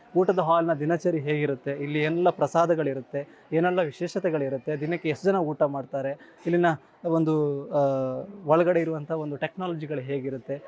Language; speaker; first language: Kannada; native; Kannada